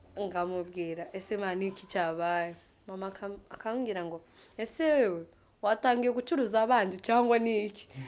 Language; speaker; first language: Kinyarwanda; non-native, fluent; Kikuyu